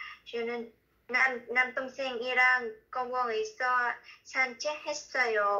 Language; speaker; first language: Korean; non-native, learner; Vietnamese